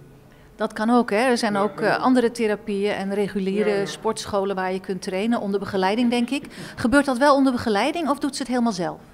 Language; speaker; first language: Dutch; native; Dutch